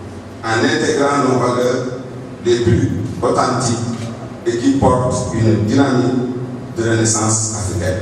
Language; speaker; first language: French; non-native, local second language; Wolof